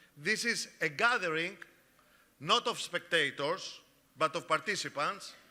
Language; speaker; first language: English; non-native, fluent; Greek